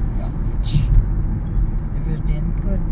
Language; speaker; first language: Dutch; non-native, learner; Filipino